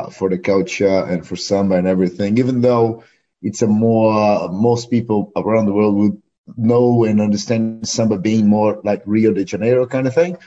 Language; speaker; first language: English; non-native, fluent; Portuguese